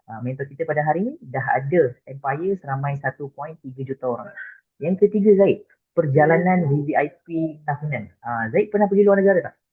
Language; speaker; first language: Malay; native; Malay